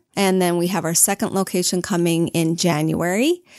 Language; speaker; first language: English; native; English